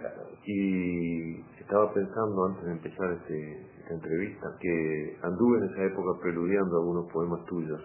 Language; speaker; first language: Spanish; native; Spanish